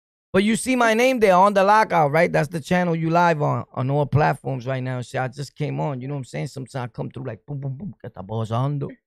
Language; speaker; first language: English; early bilingual, other home language; Spanish